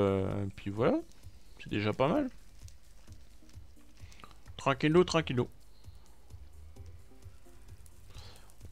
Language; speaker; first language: French; native; French